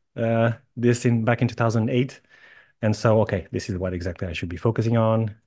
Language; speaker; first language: English; non-native, fluent; Portuguese